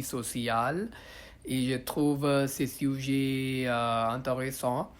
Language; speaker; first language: French; non-native, learner; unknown